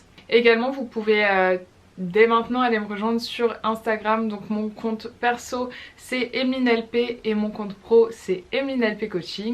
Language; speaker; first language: French; native; French